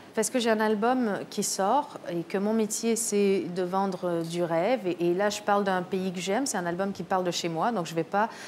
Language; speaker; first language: French; native; French